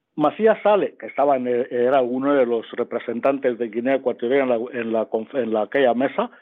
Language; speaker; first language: Spanish; non-native, local second language; Fang